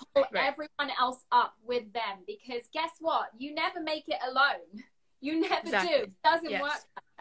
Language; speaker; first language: English; native; English